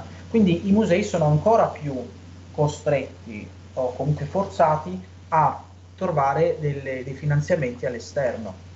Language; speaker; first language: Italian; native; Italian